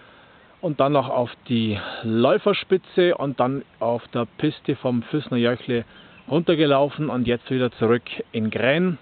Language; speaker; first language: German; native; German